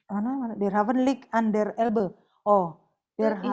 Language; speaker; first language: German; non-native, fluent; Indonesian